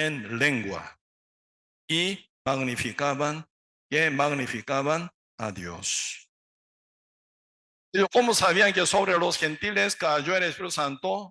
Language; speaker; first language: Spanish; non-native, learner; Korean